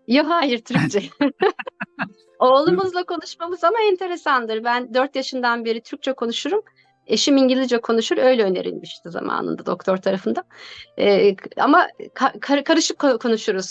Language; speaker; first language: Turkish; native; Turkish